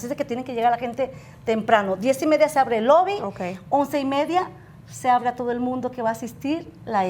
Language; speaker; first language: Spanish; native; Spanish